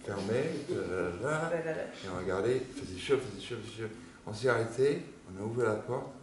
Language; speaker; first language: French; non-native, fluent; English